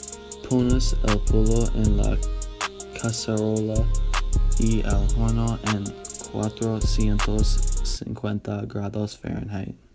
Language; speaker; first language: Spanish; non-native, learner; English